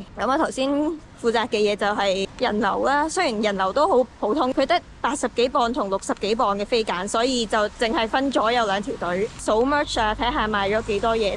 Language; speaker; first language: Cantonese; native; Cantonese